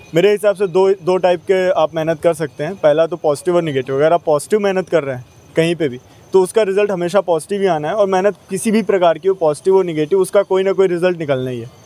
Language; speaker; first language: Hindi; native; Hindi